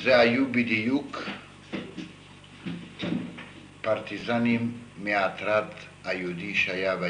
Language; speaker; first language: Hebrew; non-native, fluent; Yiddish